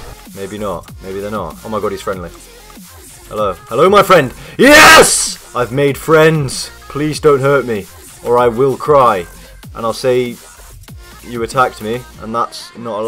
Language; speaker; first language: English; native; English